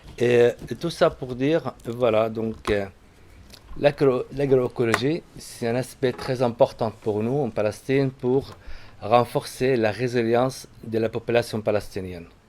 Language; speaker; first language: French; non-native, fluent; Arabic